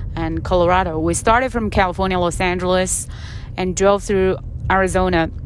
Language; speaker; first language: English; non-native, fluent; Chinese